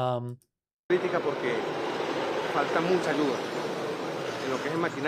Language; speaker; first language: Spanish; native; Spanish